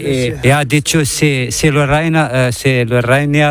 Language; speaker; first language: Spanish; non-native, learner; Arabic